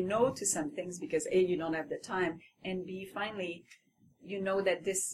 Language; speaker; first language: English; non-native, fluent; French